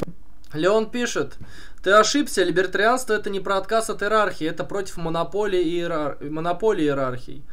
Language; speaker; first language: Russian; native; Russian